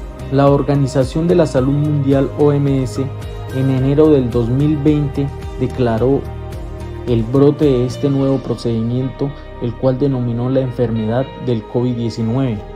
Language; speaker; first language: Spanish; native; Spanish